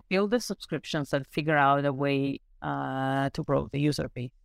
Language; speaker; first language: English; non-native, fluent; Armenian